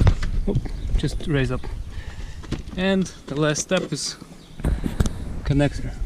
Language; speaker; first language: English; non-native, fluent; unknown